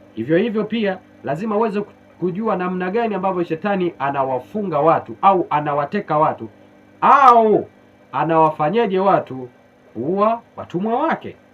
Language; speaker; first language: Swahili; native; Swahili